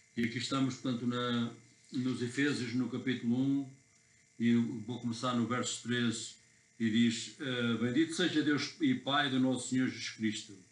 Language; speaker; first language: Portuguese; native; Portuguese